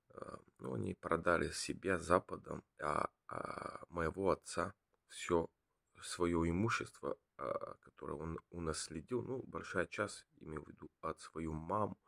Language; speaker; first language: Russian; non-native, learner; Bulgarian